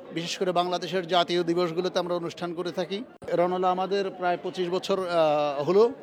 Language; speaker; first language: Bangla; native; Bangla